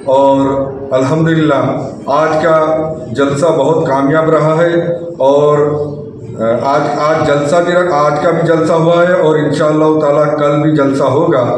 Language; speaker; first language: Urdu; native; Urdu